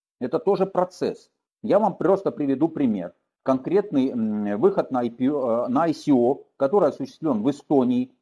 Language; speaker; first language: Russian; native; Russian